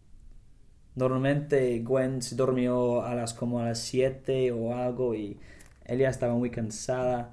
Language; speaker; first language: Spanish; non-native, learner; English